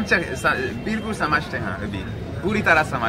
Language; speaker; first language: Hindi; non-native, fluent; French